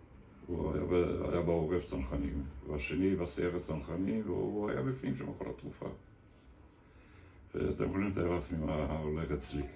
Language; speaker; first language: Hebrew; early bilingual, other home language; German